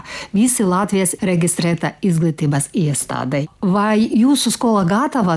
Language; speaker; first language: Latvian; non-native, learner; Ukrainian